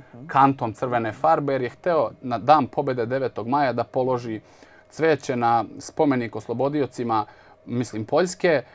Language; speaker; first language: Serbian; native; Serbian